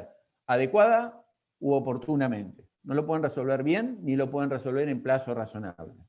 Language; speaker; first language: Spanish; native; Spanish